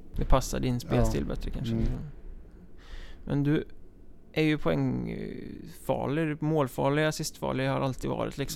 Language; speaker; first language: Swedish; native; Swedish